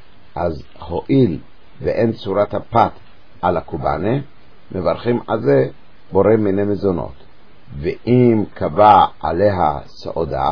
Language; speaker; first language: Hebrew; native; Hebrew